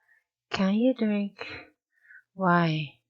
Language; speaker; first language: English; non-native, learner; Japanese